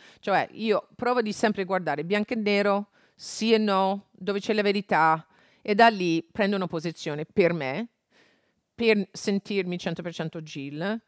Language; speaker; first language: Italian; non-native, fluent; English